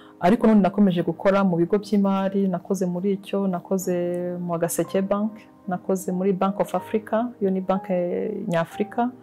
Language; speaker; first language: Kinyarwanda; early bilingual, heritage; Kinyarwanda